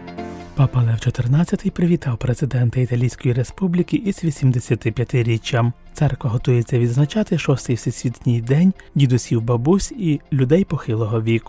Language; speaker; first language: Ukrainian; native; Ukrainian